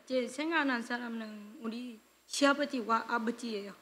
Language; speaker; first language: Korean; non-native, learner; Vietnamese